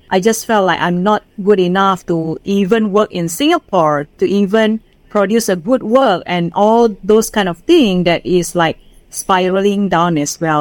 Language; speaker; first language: English; non-native, fluent; Indonesian